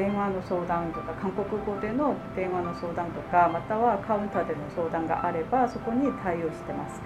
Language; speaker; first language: Japanese; non-native, fluent; Korean